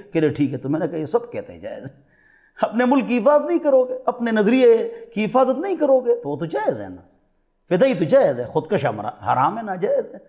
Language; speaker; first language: Urdu; non-native, local second language; Pashto